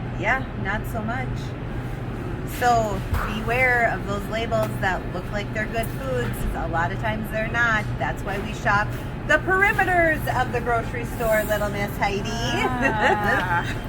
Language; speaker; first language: English; native; English